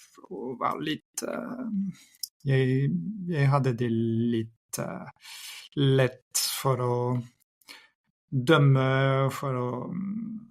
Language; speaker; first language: Norwegian; non-native, fluent; French